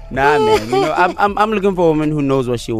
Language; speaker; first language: English; non-native, local second language; Tswana